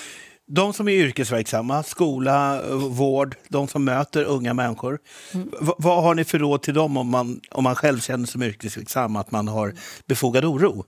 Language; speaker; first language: Swedish; native; Swedish